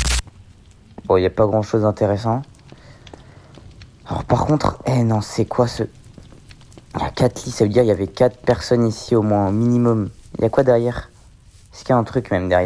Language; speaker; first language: French; native; French